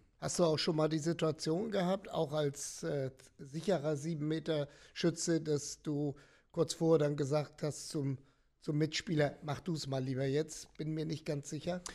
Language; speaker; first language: German; native; German